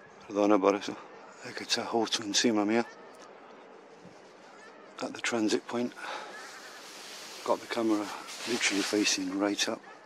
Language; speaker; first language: English; early bilingual, other home language; Spanish